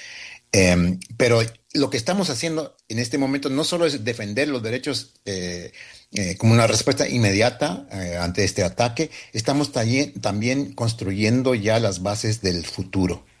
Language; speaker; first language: Spanish; early bilingual, heritage; Spanish